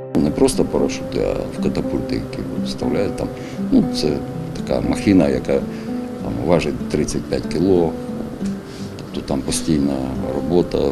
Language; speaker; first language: Ukrainian; non-native, local second language; Russian